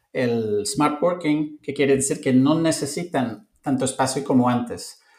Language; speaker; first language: Spanish; non-native, fluent; English